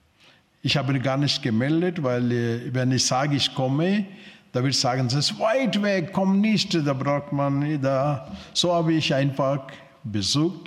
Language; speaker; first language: German; non-native, learner; Telugu